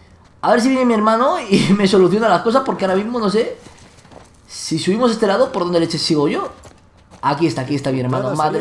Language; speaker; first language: Spanish; native; Spanish